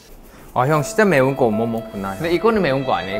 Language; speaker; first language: Korean; non-native, fluent; Thai